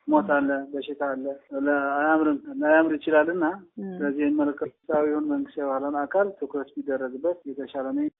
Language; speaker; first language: Amharic; non-native, local second language; Tigrinya